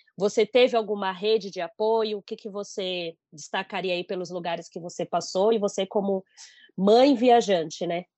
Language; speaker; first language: Portuguese; native; Portuguese